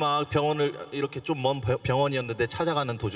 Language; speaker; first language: Korean; early bilingual, heritage; Korean